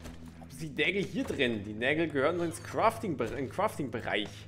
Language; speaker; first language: German; native; German